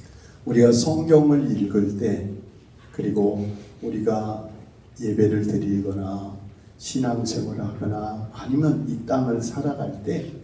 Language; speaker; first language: Korean; native; Korean